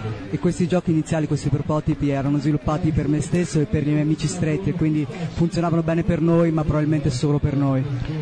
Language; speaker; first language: Italian; native; Italian